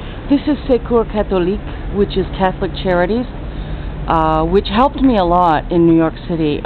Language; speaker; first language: English; native; English